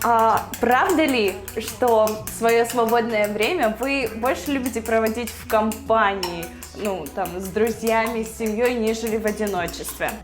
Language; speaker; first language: Russian; native; Russian